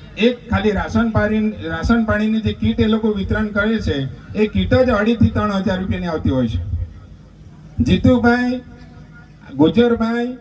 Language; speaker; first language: Gujarati; non-native, local second language; Bhili